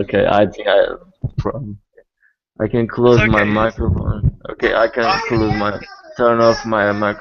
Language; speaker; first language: English; non-native, learner; Turkish